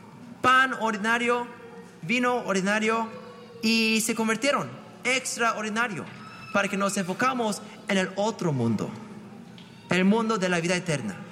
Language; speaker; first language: Spanish; non-native, fluent; English